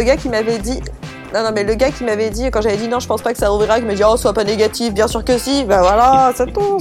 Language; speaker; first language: French; native; French